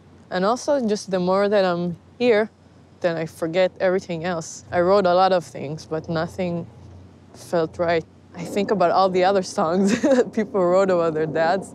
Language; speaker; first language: English; non-native, fluent; Hebrew